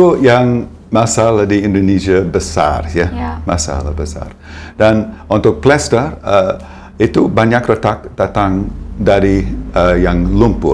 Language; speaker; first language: Indonesian; non-native, fluent; English